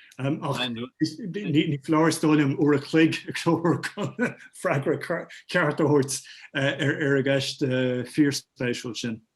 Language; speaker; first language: Irish; non-native, local second language; English